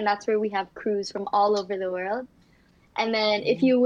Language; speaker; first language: English; native; English